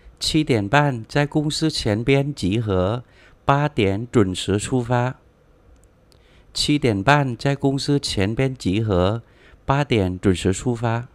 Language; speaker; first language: Chinese; non-native, fluent; Vietnamese